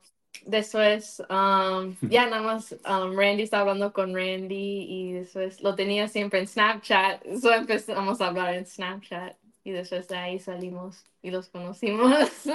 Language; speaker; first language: Spanish; early bilingual, heritage; Spanish